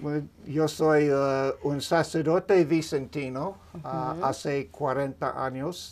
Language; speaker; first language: Spanish; non-native, fluent; English